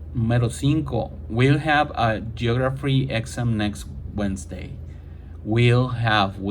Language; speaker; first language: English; non-native, fluent; Spanish